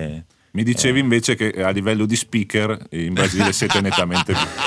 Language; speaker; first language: Italian; native; Italian